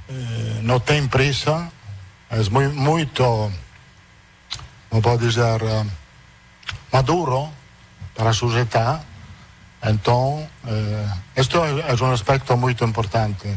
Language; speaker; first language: Portuguese; non-native, fluent; Italian